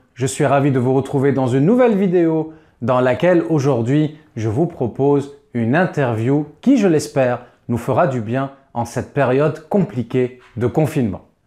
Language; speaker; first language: French; native; French